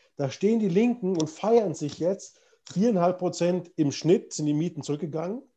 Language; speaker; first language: German; native; German